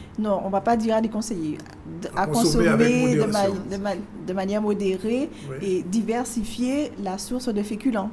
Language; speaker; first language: French; native; French